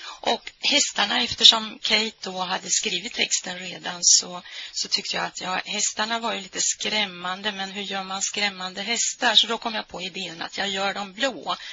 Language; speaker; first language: Swedish; native; Swedish